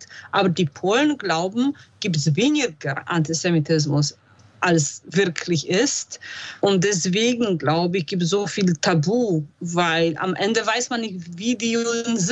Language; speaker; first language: German; non-native, fluent; Polish